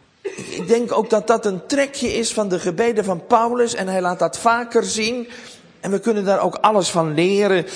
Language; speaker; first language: Dutch; native; Dutch